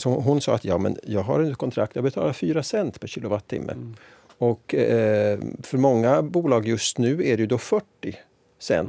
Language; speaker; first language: Swedish; native; Swedish